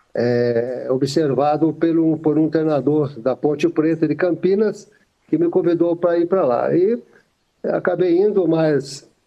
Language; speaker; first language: Portuguese; native; Portuguese